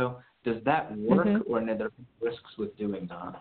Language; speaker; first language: English; native; English